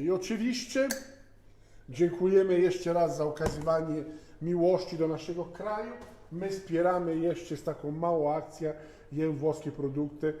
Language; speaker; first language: Polish; non-native, fluent; Italian